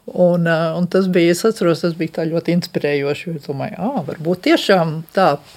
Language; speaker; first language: Latvian; early bilingual, heritage; Latvian